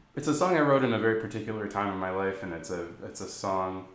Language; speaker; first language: English; native; English